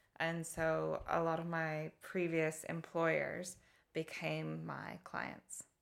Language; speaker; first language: English; native; English